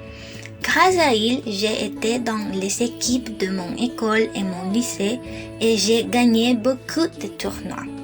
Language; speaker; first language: French; non-native, learner; Spanish